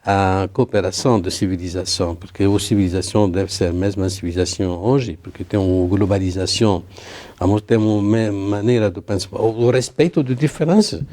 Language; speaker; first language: Portuguese; non-native, learner; Arabic